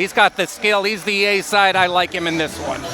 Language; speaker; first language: English; native; English